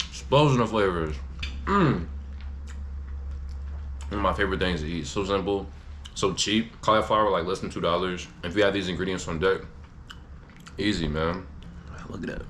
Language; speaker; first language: English; native; English